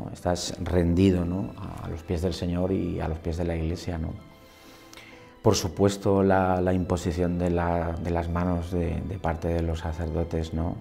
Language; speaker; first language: Spanish; native; Spanish